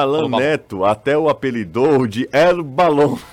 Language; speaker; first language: Portuguese; native; Portuguese